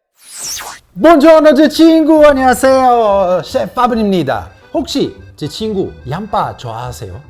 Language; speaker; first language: Korean; non-native, fluent; Italian